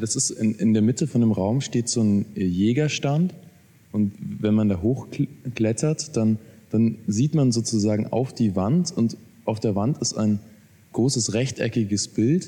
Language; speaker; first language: German; native; German